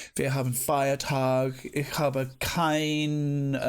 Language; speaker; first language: German; non-native, learner; English